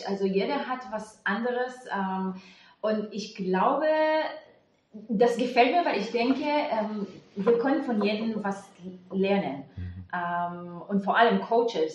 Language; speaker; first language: German; non-native, fluent; Hebrew